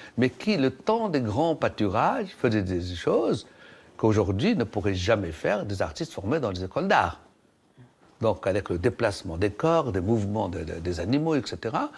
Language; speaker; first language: French; non-native, local second language; Arabic